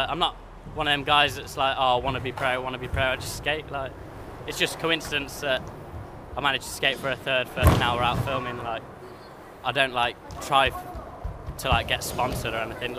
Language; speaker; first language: English; native; English